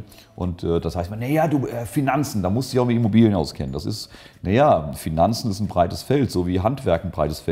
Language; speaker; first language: German; native; German